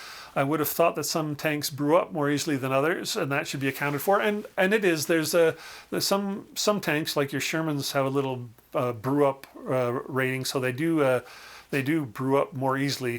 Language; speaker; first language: English; native; English